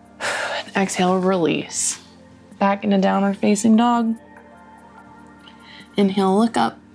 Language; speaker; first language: English; native; English